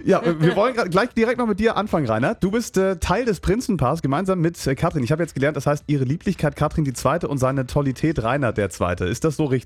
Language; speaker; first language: German; native; German